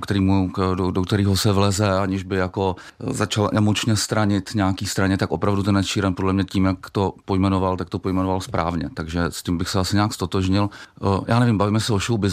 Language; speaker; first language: Czech; native; Czech